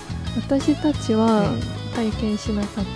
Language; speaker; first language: Japanese; non-native, fluent; Korean